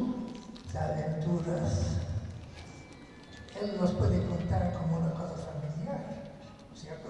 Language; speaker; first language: Spanish; non-native, fluent; English